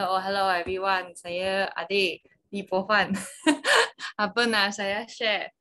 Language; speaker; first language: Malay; non-native, local second language; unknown